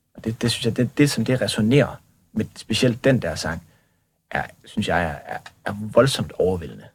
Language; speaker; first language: Danish; native; Danish